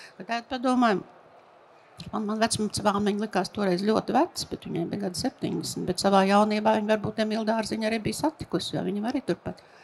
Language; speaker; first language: Latvian; native; Latvian